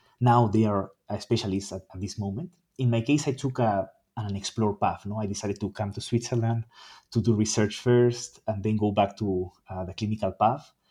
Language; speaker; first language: English; non-native, fluent; Spanish